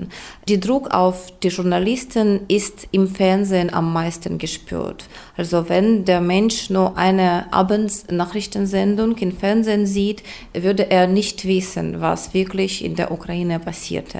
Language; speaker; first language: German; non-native, fluent; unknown